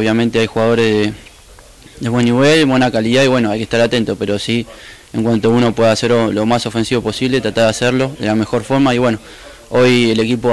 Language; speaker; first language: Spanish; native; Spanish